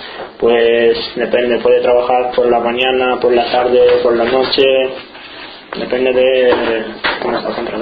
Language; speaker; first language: Spanish; non-native, fluent; Romanian